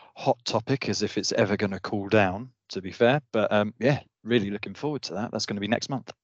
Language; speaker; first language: English; native; English